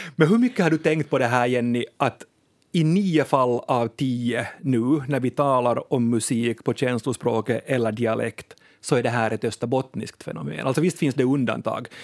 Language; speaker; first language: Swedish; native; Swedish